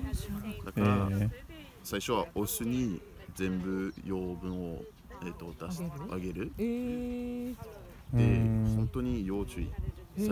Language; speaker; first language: Japanese; non-native, fluent; French